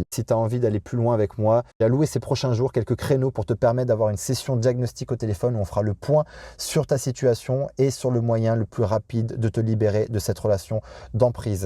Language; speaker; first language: French; native; French